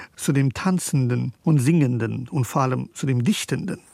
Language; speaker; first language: German; early bilingual, other home language; Persian